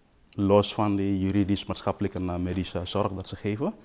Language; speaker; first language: Dutch; non-native, fluent; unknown